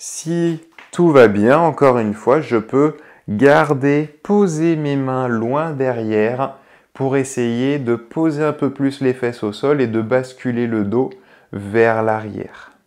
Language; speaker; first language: French; native; French